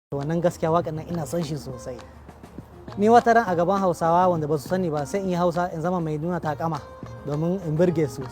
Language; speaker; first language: Hausa; non-native, local second language; Arabic